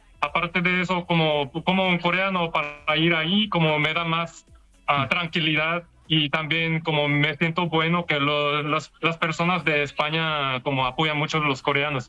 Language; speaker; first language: Spanish; non-native, learner; Korean